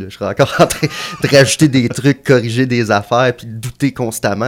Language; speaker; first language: French; native; French